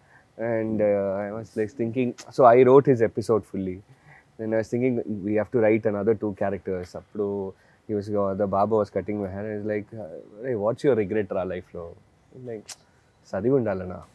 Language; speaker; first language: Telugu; non-native, fluent; Tamil